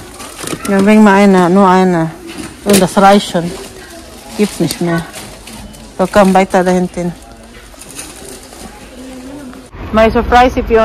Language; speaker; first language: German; non-native, learner; Cebuano